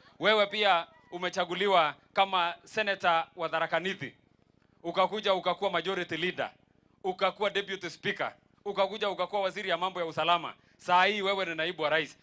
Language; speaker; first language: Swahili; native; Swahili